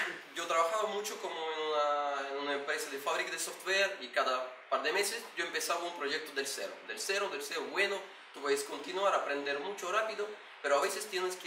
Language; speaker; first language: Spanish; non-native, learner; Russian